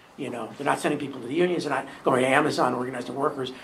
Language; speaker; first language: English; native; English